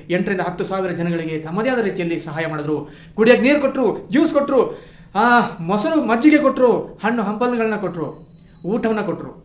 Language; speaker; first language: Kannada; non-native, local second language; Kodava